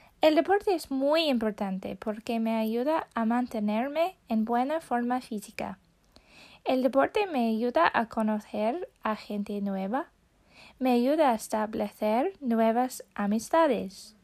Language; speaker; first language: Spanish; non-native, fluent; English